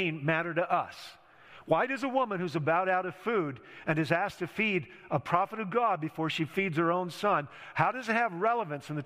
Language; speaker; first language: English; native; English